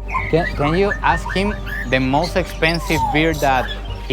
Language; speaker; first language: English; non-native, learner; Spanish